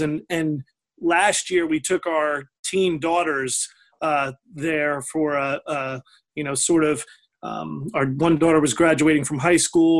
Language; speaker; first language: English; native; English